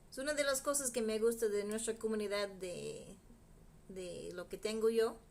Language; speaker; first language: Spanish; non-native, fluent; English